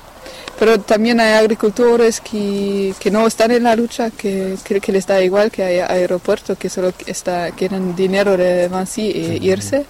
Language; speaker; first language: Spanish; non-native, fluent; French